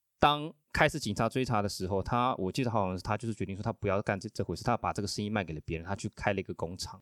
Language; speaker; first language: Chinese; non-native, fluent; Spanish